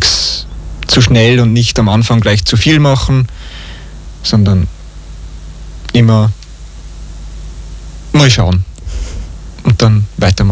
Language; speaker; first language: German; native; German